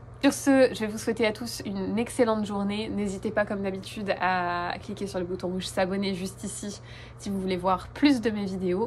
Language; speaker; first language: French; native; French